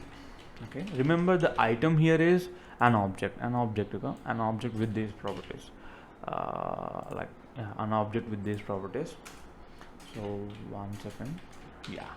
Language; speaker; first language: English; non-native, local second language; Telugu